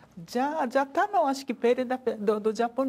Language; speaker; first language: Portuguese; non-native, learner; Japanese